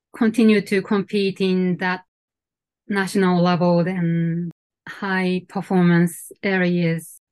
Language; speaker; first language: English; non-native, fluent; Japanese